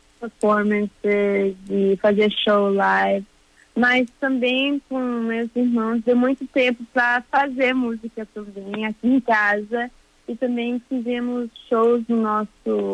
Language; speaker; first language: Portuguese; early bilingual, heritage; Portuguese